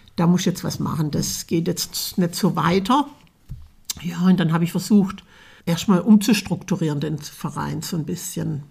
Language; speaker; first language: German; native; German